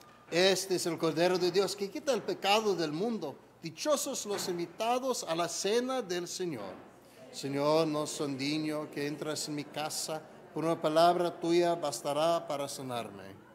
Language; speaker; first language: Spanish; non-native, learner; English